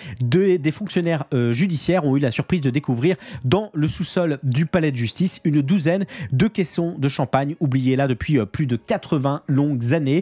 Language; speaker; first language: French; native; French